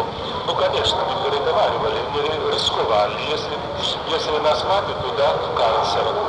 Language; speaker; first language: Russian; non-native, fluent; Lithuanian